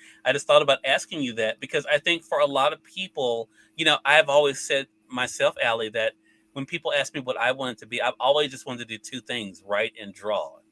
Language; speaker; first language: English; native; English